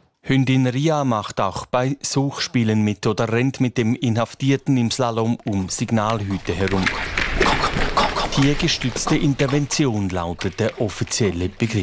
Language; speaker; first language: German; native; German